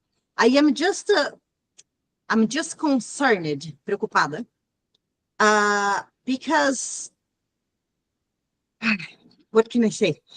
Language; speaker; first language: English; non-native, fluent; Portuguese